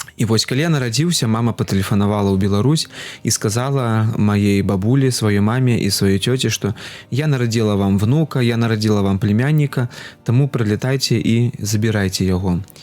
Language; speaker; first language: Belarusian; non-native, local second language; Russian